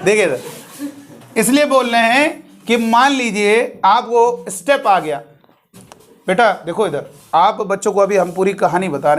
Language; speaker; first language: Hindi; native; Hindi